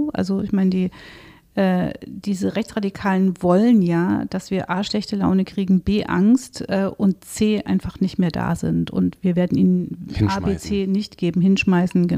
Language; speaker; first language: German; native; German